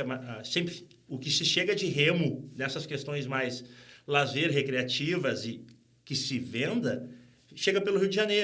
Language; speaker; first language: Portuguese; native; Portuguese